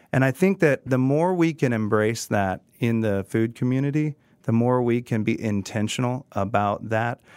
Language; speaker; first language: English; native; English